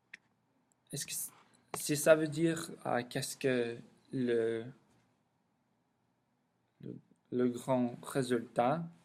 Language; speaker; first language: French; non-native, learner; English